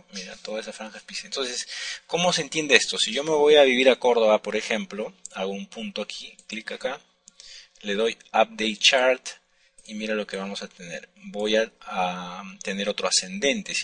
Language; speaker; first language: Spanish; native; Spanish